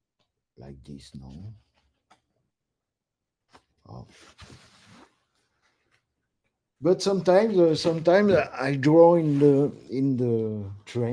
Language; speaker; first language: English; non-native, learner; French